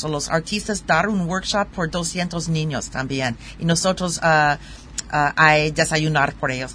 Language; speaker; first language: Spanish; non-native, learner; German